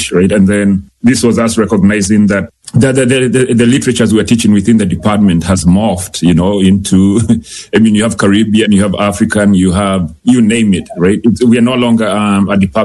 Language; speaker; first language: English; non-native, local second language; Kikuyu